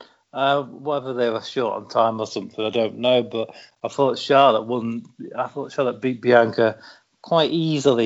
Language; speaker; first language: English; native; English